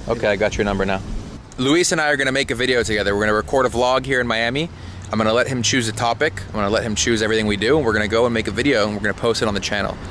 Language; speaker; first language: English; native; English